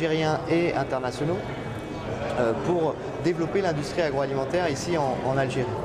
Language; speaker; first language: French; native; French